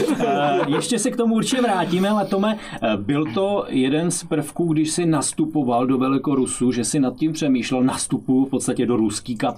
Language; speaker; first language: Czech; native; Czech